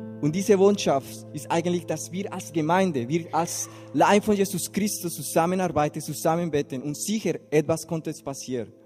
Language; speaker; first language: German; non-native, learner; Spanish